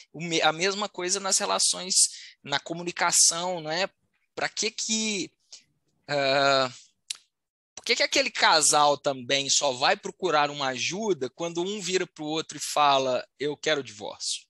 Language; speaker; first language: Portuguese; native; Portuguese